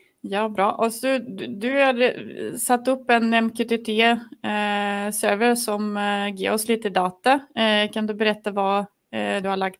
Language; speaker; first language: Swedish; non-native, fluent; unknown